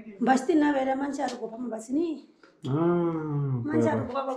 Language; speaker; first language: Nepali; non-native, local second language; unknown